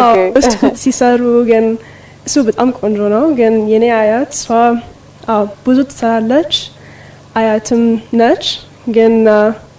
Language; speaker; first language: Amharic; early bilingual, heritage; Amharic